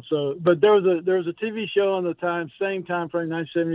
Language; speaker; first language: English; native; English